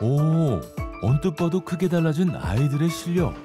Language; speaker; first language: Korean; native; Korean